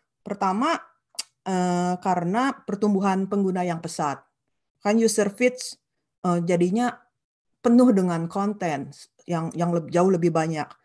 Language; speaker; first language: Indonesian; non-native, local second language; Sundanese